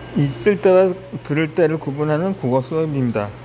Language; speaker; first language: Korean; native; Korean